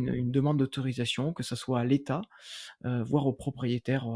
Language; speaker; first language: French; native; French